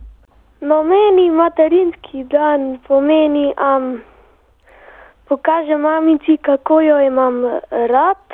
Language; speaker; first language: Slovenian; early bilingual, heritage; Slovenian